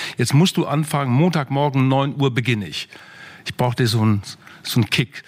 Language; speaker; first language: German; native; German